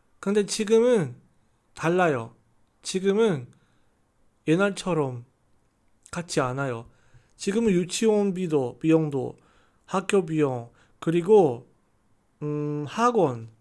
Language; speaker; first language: Korean; non-native, learner; Chinese